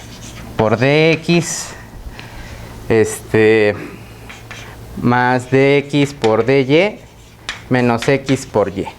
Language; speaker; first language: Spanish; native; Spanish